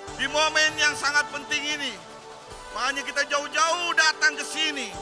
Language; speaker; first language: Indonesian; native; Indonesian